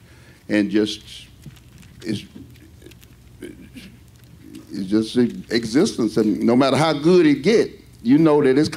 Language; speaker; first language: English; native; English